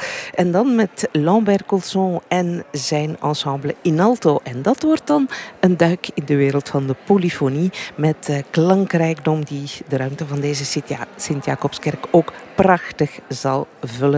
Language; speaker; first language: Dutch; native; Dutch